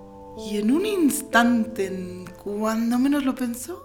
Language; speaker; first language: Spanish; native; Spanish